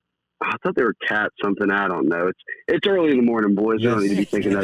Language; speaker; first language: English; native; English